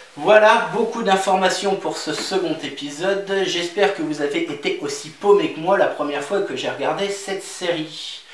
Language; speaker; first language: French; native; French